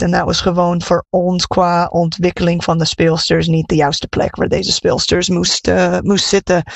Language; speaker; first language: Dutch; non-native, fluent; English